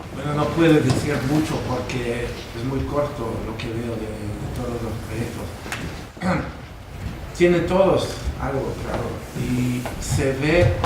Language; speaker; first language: Spanish; non-native, fluent; German